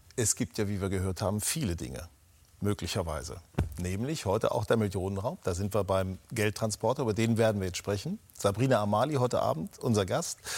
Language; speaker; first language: German; native; German